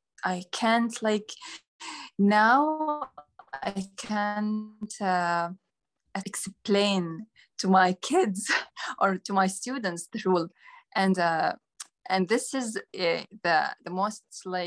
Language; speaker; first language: English; non-native, learner; Arabic